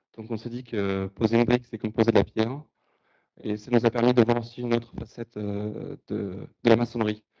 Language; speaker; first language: French; native; French